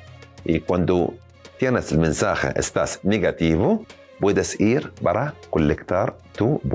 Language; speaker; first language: Spanish; non-native, learner; Arabic